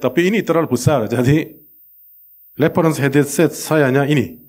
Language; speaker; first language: Indonesian; non-native, learner; Korean